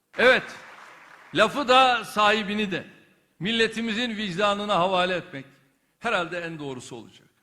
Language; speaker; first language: Turkish; native; Turkish